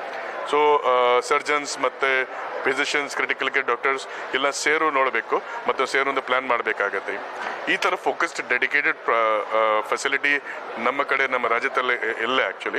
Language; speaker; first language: Kannada; non-native, local second language; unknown